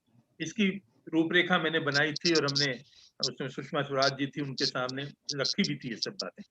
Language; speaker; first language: Hindi; native; Hindi